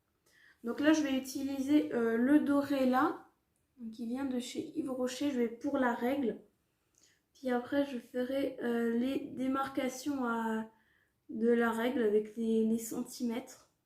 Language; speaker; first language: French; native; French